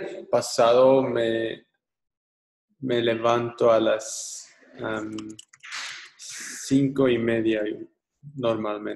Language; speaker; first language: Spanish; non-native, learner; English